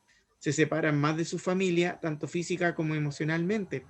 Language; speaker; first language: Spanish; native; Spanish